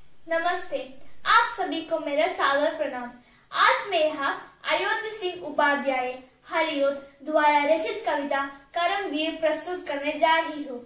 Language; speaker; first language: Hindi; non-native, local second language; Malayalam